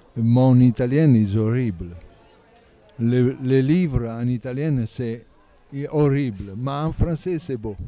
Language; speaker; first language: French; non-native, learner; Italian